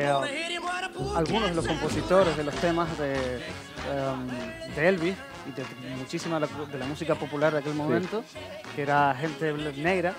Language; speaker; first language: Spanish; native; Spanish